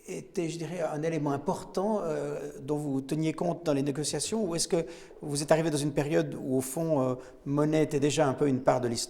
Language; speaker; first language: French; native; French